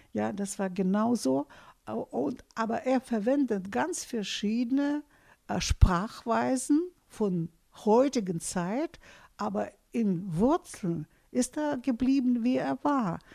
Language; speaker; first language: German; non-native, fluent; Russian